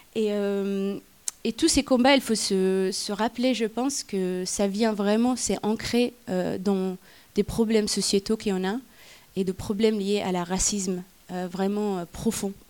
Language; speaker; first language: French; non-native, fluent; Arabic